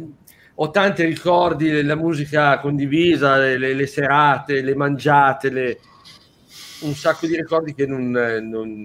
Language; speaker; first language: Italian; native; Italian